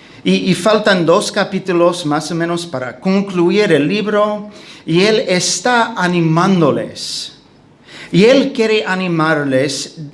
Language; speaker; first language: Spanish; non-native, fluent; English